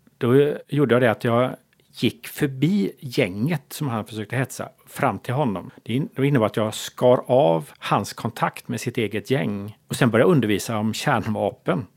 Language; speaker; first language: Swedish; native; Swedish